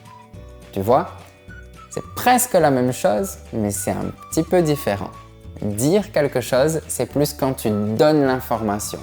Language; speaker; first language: French; native; French